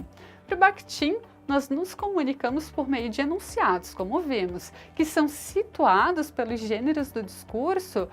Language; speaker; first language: Portuguese; native; Portuguese